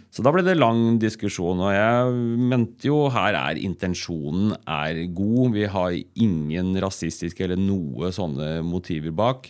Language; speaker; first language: Norwegian; native; Norwegian